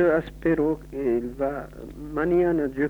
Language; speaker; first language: Spanish; non-native, learner; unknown